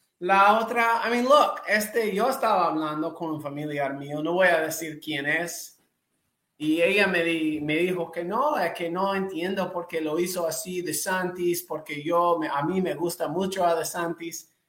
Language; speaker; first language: Spanish; non-native, fluent; English